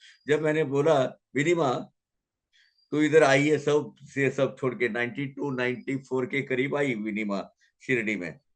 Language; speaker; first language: Hindi; native; Hindi